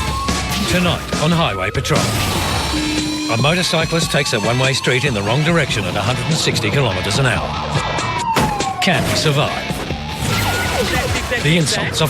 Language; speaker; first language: English; native; English